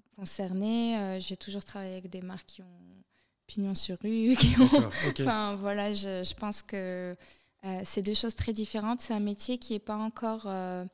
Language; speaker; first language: French; non-native, local second language; Arabic